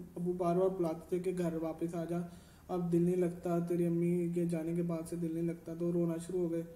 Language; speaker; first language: Urdu; non-native, local second language; Punjabi